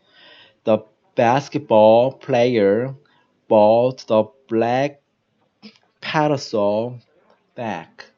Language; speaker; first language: English; non-native, learner; Korean